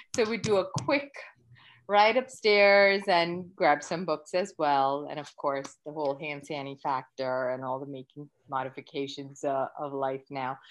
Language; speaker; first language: English; early bilingual, other home language; Gujarati